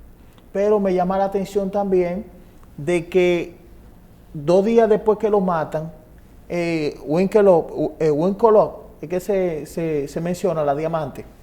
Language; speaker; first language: Spanish; native; Spanish